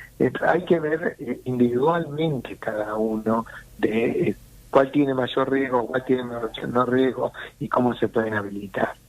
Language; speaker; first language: Spanish; native; Spanish